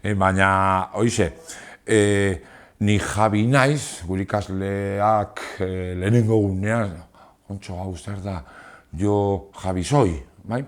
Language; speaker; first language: Basque; non-native, local second language; Spanish